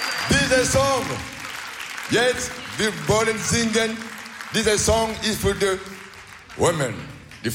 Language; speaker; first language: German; non-native, learner; French